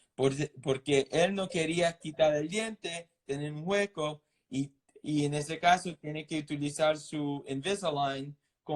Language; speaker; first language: Spanish; non-native, fluent; English